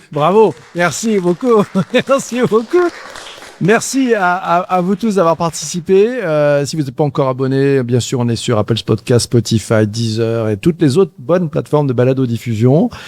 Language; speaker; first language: French; native; French